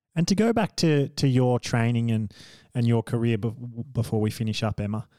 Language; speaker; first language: English; native; English